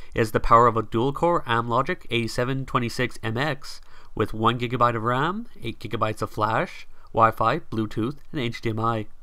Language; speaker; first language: English; native; English